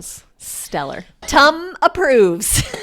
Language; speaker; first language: English; native; English